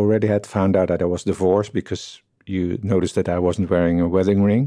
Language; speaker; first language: English; non-native, fluent; Dutch